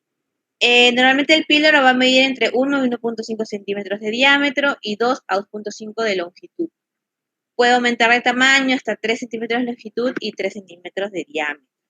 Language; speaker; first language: Spanish; native; Spanish